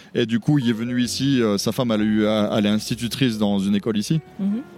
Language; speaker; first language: French; native; French